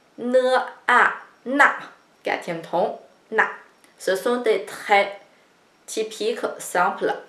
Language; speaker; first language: French; non-native, fluent; Chinese